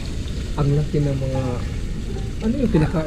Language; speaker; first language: Filipino; non-native, local second language; Cebuano